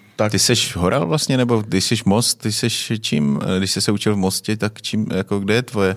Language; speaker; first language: Czech; native; Czech